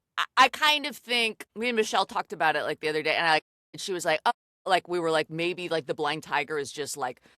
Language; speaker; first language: English; native; English